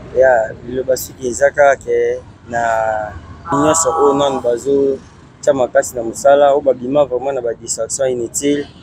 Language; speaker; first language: Lingala; native; Lingala